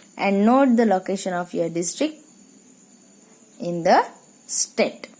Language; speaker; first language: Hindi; non-native, local second language; Marathi